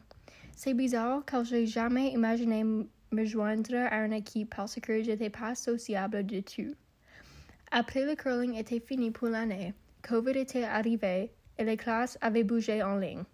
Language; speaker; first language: French; non-native, local second language; English